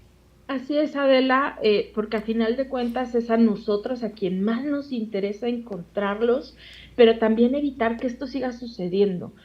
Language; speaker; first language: Spanish; native; Spanish